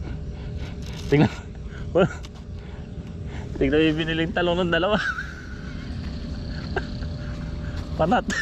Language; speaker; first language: Filipino; native; Filipino